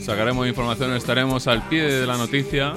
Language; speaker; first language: Spanish; native; Spanish